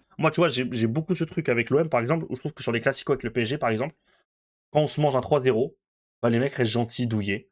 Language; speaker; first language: French; native; French